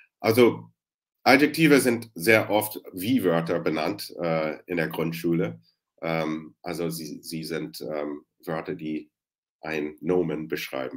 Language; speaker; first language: German; non-native, fluent; English